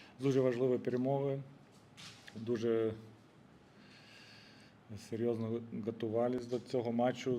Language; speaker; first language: Ukrainian; non-native, fluent; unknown